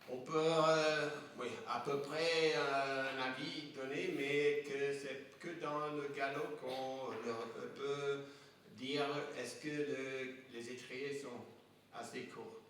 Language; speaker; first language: French; non-native, fluent; English